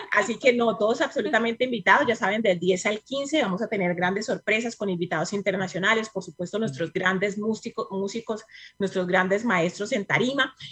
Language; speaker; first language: Spanish; native; Spanish